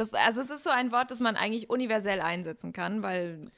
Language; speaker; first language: German; native; German